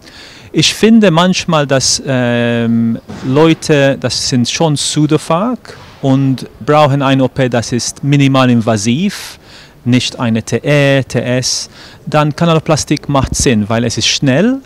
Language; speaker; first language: German; non-native, fluent; English